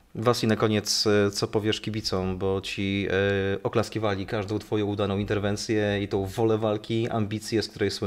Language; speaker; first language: Polish; native; Polish